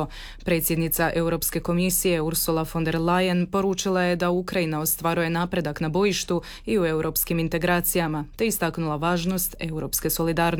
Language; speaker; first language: Serbian; native; Serbian